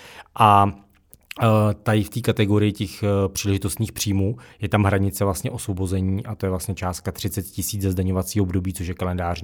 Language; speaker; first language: Czech; native; Czech